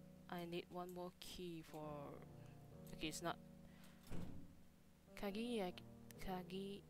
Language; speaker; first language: English; non-native, local second language; Cantonese